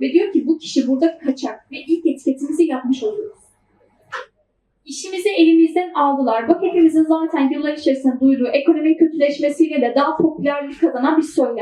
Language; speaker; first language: Turkish; native; Turkish